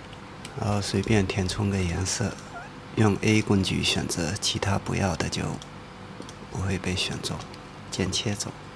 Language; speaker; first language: Chinese; native; Chinese